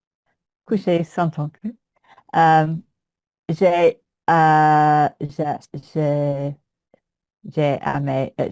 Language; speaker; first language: French; non-native, learner; English